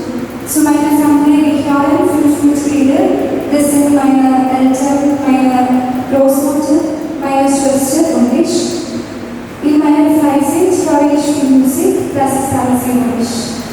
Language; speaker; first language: German; non-native, learner; Hindi